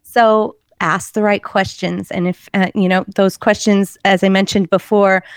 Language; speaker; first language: English; native; English